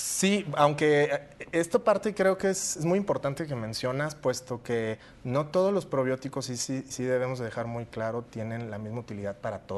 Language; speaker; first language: Spanish; native; Spanish